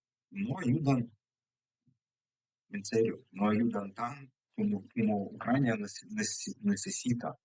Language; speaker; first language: Spanish; non-native, fluent; Ukrainian